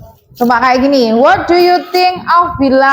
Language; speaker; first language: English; non-native, fluent; Indonesian